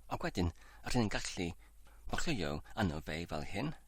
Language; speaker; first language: Welsh; non-native, learner; English